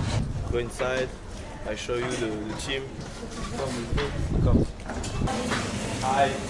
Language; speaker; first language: English; non-native, learner; French